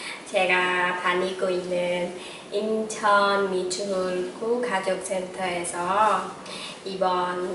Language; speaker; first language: Korean; non-native, fluent; Khmer